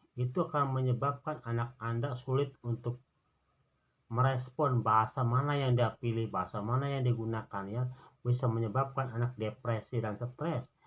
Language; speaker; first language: Indonesian; non-native, local second language; Sundanese